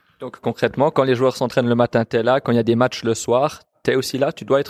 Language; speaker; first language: French; native; French